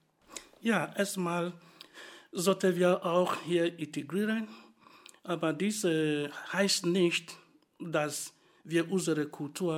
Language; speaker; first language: German; non-native, fluent; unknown